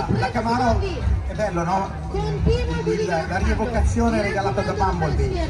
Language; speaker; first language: Italian; native; Italian